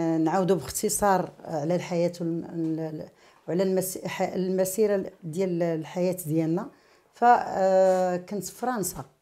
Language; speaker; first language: Arabic; native; Arabic